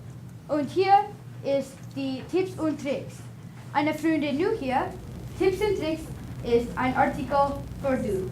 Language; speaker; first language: German; non-native, learner; English